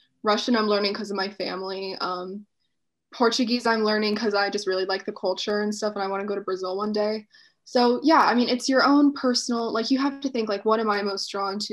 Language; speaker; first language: English; native; English